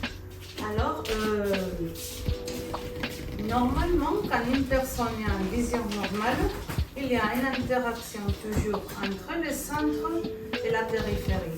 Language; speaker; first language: French; non-native, fluent; Spanish